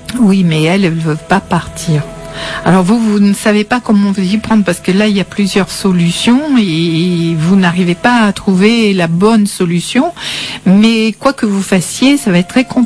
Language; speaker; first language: French; native; French